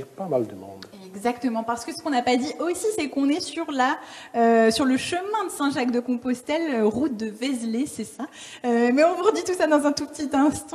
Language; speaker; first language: French; native; French